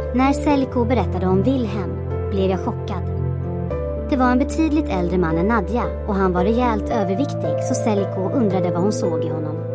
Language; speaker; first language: Swedish; non-native, fluent; Croatian